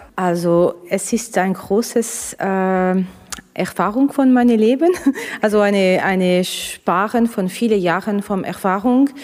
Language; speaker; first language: German; non-native, fluent; Russian